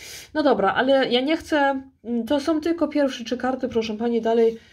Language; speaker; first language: Polish; early bilingual, heritage; Polish